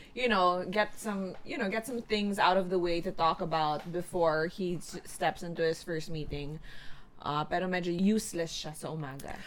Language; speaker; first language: English; non-native, local second language; Filipino